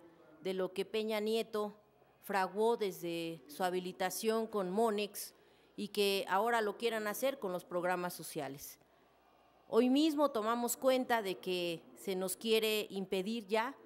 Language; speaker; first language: Spanish; native; Spanish